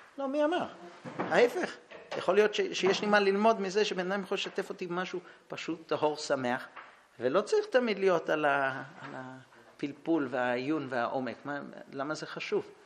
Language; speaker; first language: Hebrew; early bilingual, heritage; Hebrew